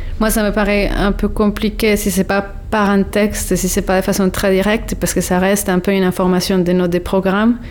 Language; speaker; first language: French; non-native, fluent; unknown